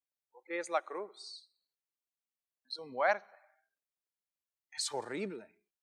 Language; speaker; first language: Spanish; non-native, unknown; English